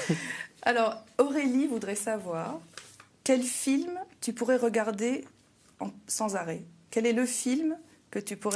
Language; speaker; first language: French; native; French